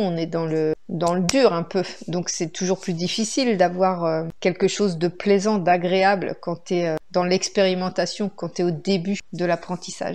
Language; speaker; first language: French; native; French